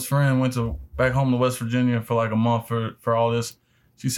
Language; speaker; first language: English; native; English